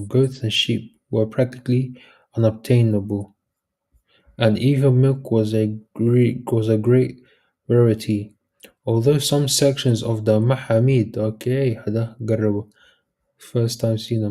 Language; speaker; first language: English; early bilingual, heritage; Arabic